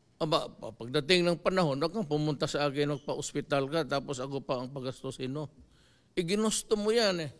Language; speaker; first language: Filipino; non-native, local second language; Cebuano